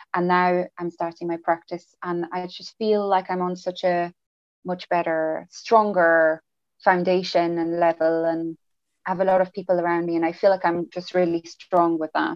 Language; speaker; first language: English; non-native, fluent; French